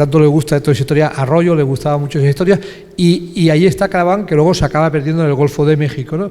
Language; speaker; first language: Spanish; native; Spanish